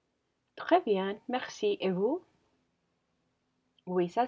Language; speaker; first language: French; non-native, learner; Spanish